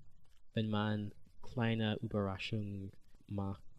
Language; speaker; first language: German; non-native, learner; English